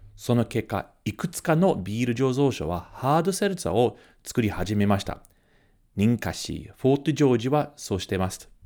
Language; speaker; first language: Japanese; early bilingual, heritage; Japanese